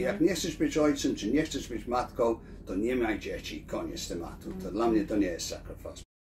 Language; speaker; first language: Polish; early bilingual, heritage; Polish